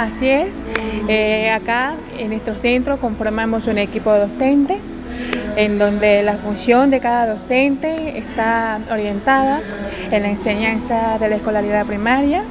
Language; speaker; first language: Spanish; native; Spanish